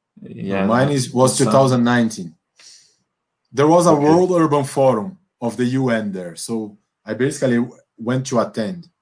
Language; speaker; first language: English; non-native, fluent; Portuguese